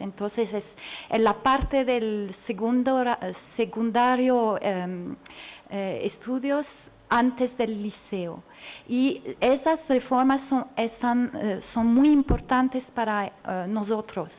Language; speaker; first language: Spanish; non-native, learner; French